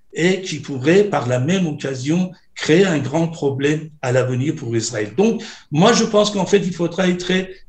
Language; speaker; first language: French; non-native, fluent; Persian